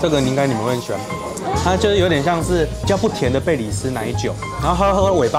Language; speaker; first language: Chinese; native; Chinese